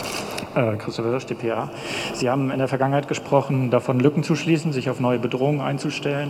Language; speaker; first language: German; native; German